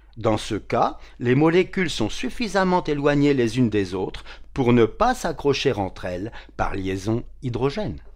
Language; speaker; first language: French; native; French